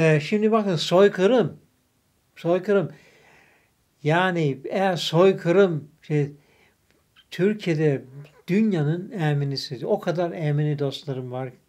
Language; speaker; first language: Turkish; early bilingual, other home language; German